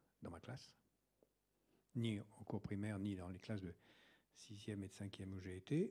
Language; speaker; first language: French; native; French